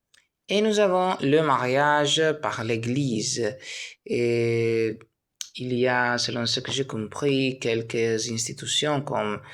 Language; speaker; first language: French; non-native, learner; Spanish